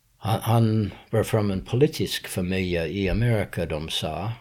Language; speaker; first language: Swedish; non-native, fluent; English